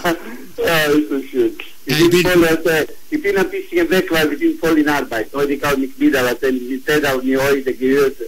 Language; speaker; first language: German; non-native, learner; Italian